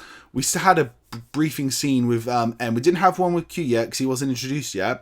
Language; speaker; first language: English; native; English